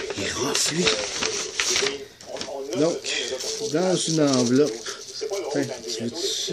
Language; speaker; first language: French; native; French